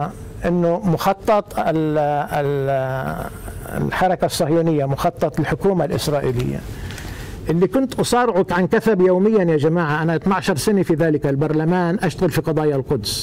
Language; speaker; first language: Arabic; native; Arabic